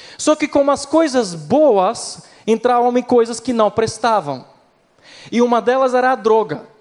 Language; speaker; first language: Portuguese; non-native, fluent; Ukrainian